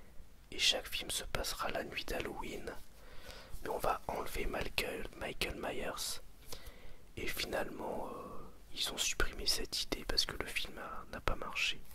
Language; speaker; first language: French; native; French